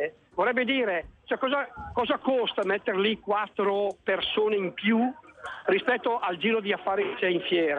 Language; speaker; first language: Italian; native; Italian